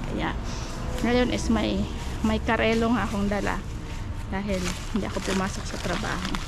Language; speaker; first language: Filipino; native; Filipino